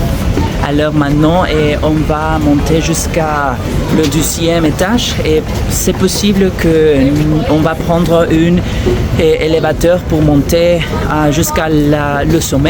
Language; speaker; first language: French; non-native, learner; Spanish